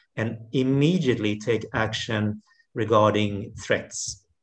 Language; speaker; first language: English; non-native, fluent; Swedish